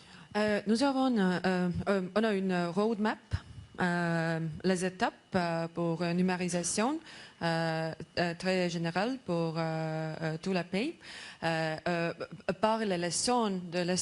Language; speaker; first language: French; non-native, learner; Estonian